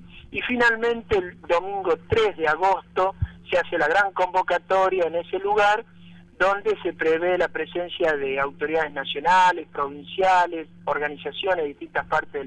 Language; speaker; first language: Spanish; native; Spanish